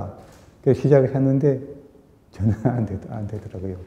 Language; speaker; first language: Korean; early bilingual, heritage; Korean